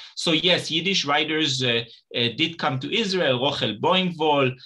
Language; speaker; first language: English; non-native, fluent; Hebrew